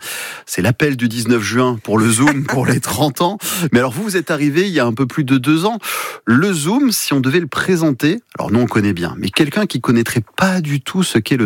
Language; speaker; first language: French; native; French